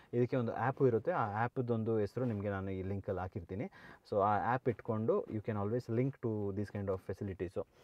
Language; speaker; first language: Kannada; non-native, local second language; Kodava